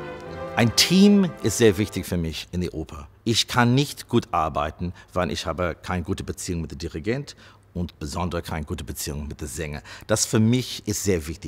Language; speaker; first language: German; non-native, fluent; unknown